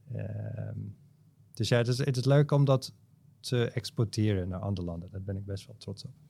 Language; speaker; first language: Dutch; non-native, fluent; English